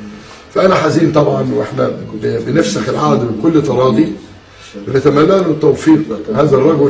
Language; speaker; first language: Arabic; native; Arabic